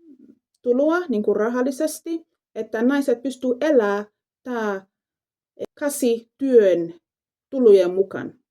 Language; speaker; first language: Finnish; non-native, fluent; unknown